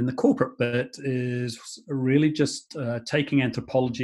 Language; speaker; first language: English; native; English